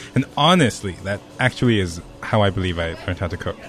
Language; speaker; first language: English; non-native, local second language; Cantonese